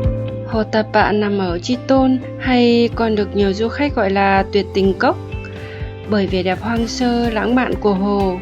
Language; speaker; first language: Vietnamese; native; Vietnamese